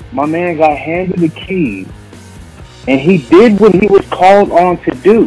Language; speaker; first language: English; native; English